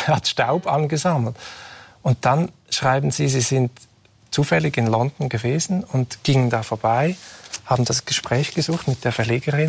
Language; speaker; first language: German; native; German